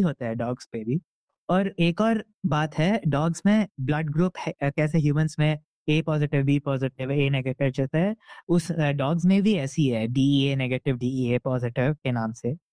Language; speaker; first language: Hindi; non-native, local second language; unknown